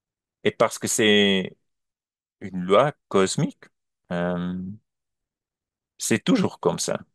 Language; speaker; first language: French; non-native, learner; German